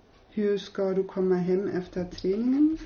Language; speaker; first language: Swedish; non-native, learner; German